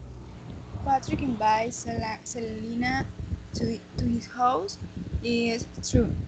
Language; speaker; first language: English; non-native, learner; Spanish